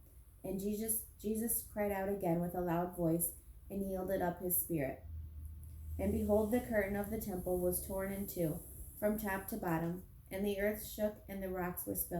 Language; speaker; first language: English; native; English